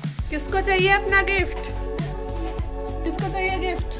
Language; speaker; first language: Hindi; native; Hindi